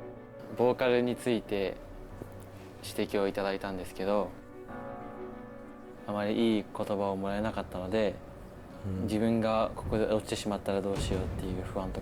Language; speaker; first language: Japanese; native; Japanese